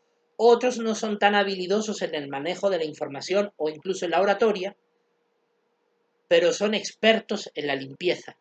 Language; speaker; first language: Spanish; native; Spanish